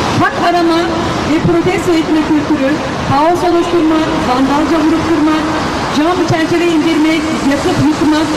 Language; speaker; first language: Turkish; native; Turkish